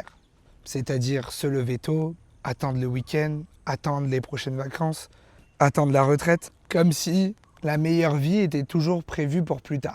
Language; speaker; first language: French; native; French